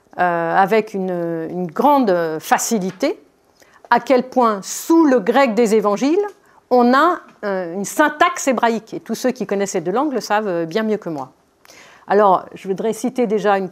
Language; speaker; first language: French; native; French